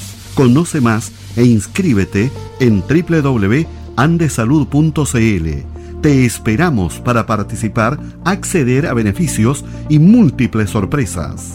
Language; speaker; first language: Spanish; native; Spanish